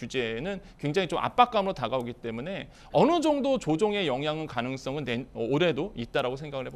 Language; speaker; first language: Korean; native; Korean